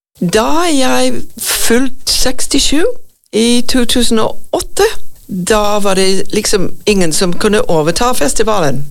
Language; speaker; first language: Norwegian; non-native, fluent; English